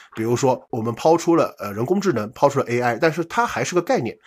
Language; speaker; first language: Chinese; native; Chinese